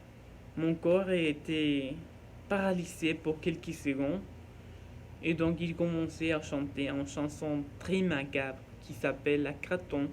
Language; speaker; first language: French; non-native, learner; Norwegian